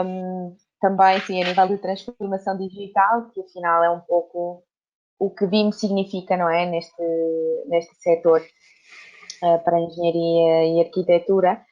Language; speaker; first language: Portuguese; native; Portuguese